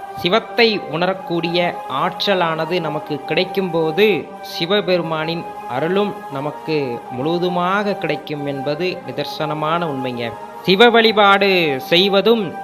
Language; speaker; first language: Tamil; native; Tamil